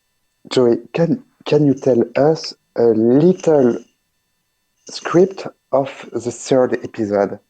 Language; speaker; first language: English; non-native, learner; French